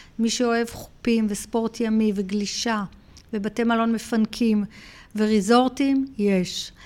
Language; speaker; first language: Hebrew; early bilingual, heritage; Hebrew